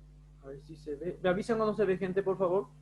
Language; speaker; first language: Spanish; native; Spanish